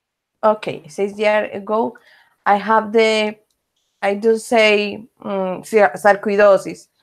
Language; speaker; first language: English; non-native, learner; Spanish